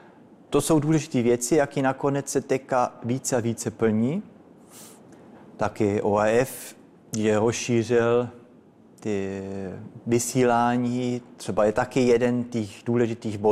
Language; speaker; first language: Czech; early bilingual, heritage; Czech